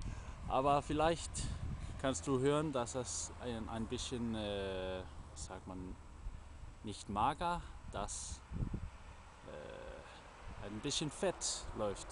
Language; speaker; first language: German; non-native, fluent; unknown